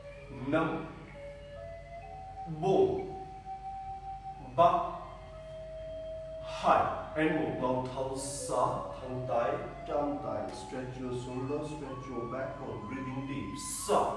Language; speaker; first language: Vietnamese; non-native, learner; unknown